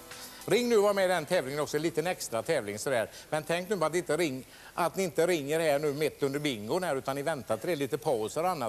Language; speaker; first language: Swedish; native; Swedish